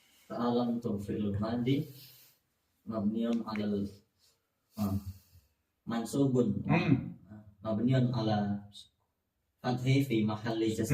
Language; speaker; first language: Arabic; non-native, learner; Indonesian